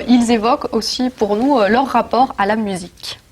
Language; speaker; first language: French; native; French